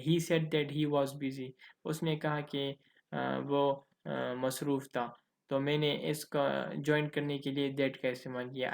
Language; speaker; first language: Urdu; non-native, local second language; Pashto